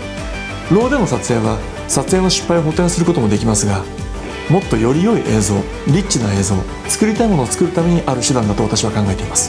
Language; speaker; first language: Japanese; native; Japanese